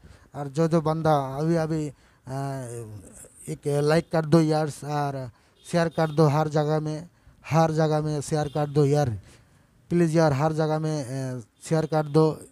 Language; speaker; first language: Hindi; non-native, learner; Bangla